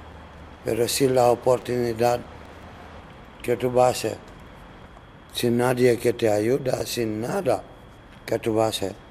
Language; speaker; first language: Spanish; non-native, learner; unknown